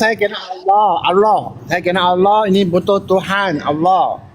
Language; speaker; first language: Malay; non-native, local second language; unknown